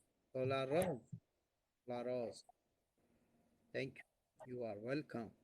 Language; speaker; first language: Hindi; non-native, local second language; Pashto